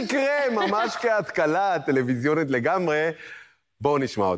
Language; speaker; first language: Hebrew; native; Hebrew